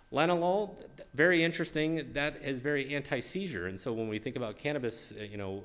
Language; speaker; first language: English; native; English